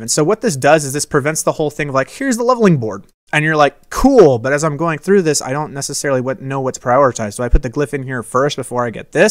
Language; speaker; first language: English; native; English